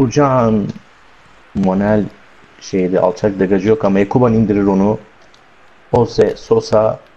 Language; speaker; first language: Turkish; native; Turkish